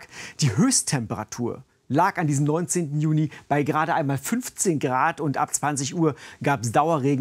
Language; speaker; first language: German; native; German